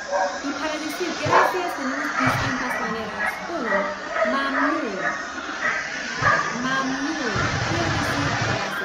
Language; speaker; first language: Spanish; non-native, fluent; Persian